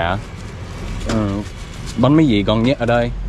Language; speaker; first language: Vietnamese; non-native, learner; English